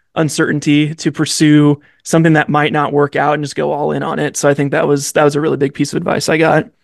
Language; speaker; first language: English; native; English